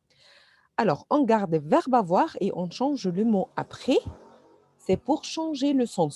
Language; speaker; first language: French; non-native, fluent; Arabic